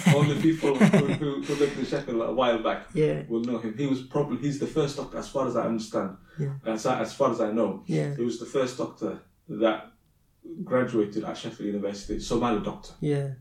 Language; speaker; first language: English; early bilingual, other home language; Somali